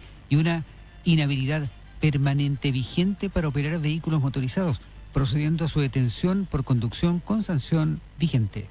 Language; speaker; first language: Spanish; native; Spanish